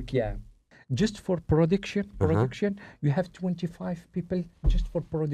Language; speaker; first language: English; non-native, learner; Spanish